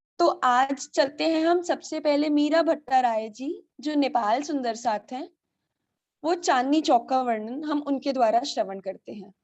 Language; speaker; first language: Hindi; native; Hindi